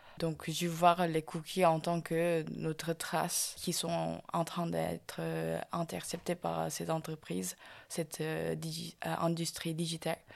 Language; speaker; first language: French; non-native, fluent; Korean